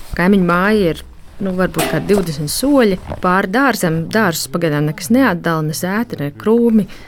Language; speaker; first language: Latvian; native; Latvian